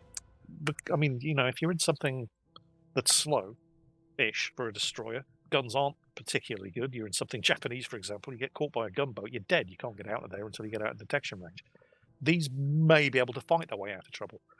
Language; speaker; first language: English; native; English